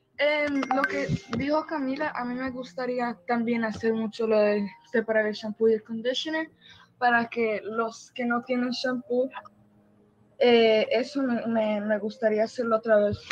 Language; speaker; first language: Spanish; early bilingual, heritage; Spanish